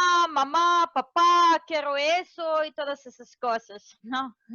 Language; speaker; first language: Spanish; non-native, fluent; Serbian